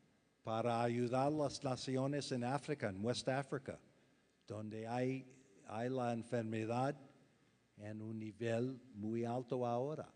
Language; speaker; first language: Spanish; non-native, fluent; English